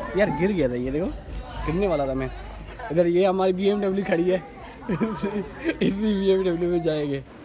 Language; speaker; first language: Urdu; non-native, local second language; Sindhi